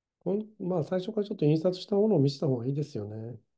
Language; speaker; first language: Japanese; native; Japanese